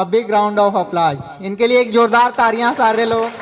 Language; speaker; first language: Hindi; native; Hindi